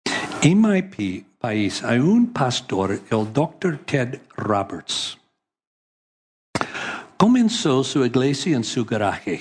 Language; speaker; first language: Spanish; non-native, learner; English